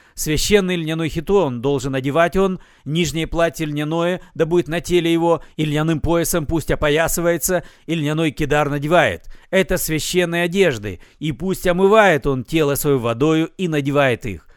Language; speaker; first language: Russian; native; Russian